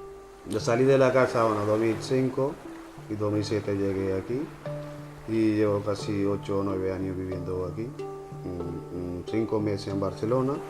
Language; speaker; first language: Spanish; non-native, learner; Punjabi